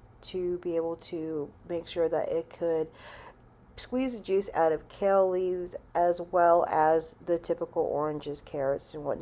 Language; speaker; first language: English; native; English